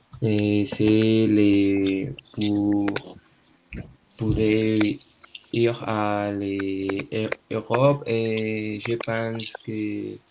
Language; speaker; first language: French; non-native, learner; Spanish